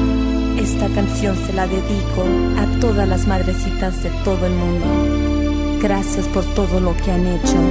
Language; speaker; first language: Spanish; early bilingual, heritage; Spanish